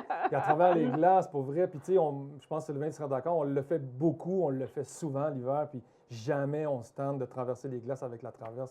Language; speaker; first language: French; native; French